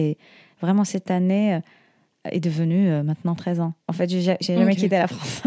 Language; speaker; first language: French; non-native, fluent; Arabic